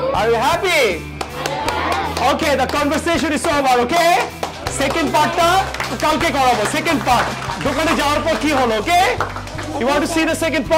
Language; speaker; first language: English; non-native, learner; Bangla